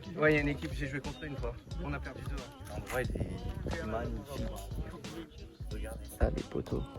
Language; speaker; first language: French; native; French